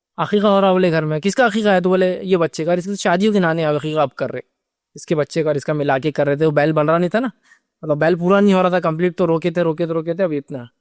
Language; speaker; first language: Urdu; native; Urdu